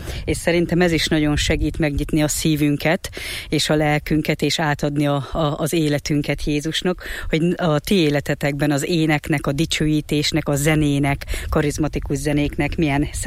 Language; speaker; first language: Hungarian; native; Hungarian